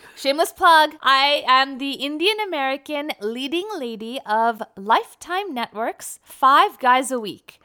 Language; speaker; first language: English; native; English